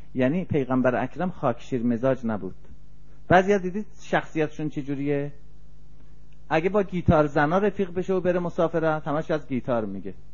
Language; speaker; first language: Persian; native; Persian